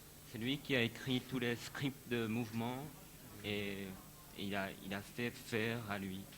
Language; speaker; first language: French; non-native, fluent; Japanese